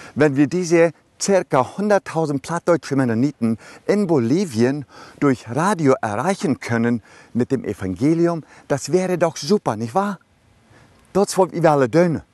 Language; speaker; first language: German; early bilingual, other home language; Low German